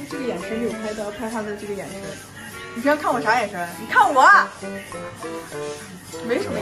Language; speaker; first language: Chinese; native; Chinese